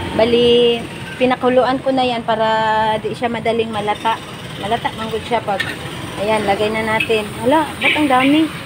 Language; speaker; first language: Filipino; native; Filipino